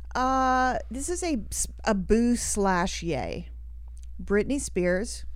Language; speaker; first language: English; native; English